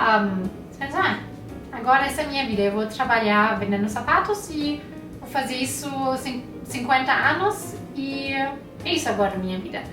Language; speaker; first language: Portuguese; non-native, fluent; German